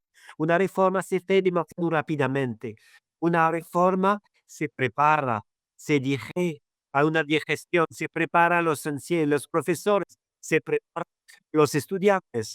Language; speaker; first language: Spanish; non-native, fluent; Arabic